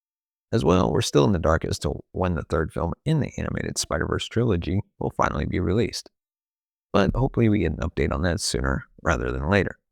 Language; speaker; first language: English; native; English